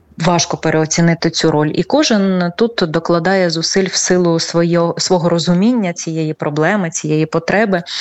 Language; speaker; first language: Ukrainian; native; Ukrainian